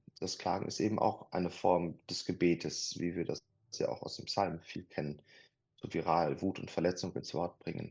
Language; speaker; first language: German; native; German